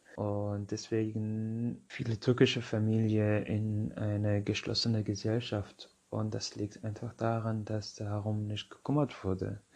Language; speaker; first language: German; non-native, fluent; Arabic